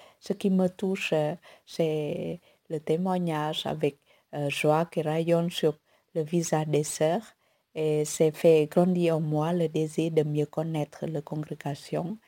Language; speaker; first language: French; non-native, fluent; Vietnamese